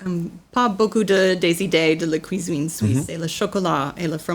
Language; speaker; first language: French; non-native, learner; English